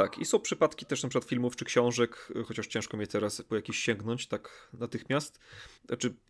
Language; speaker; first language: Polish; native; Polish